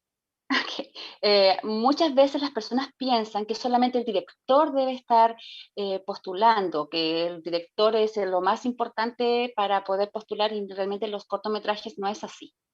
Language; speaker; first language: Spanish; native; Spanish